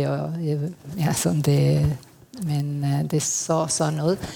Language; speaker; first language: Danish; non-native, fluent; Spanish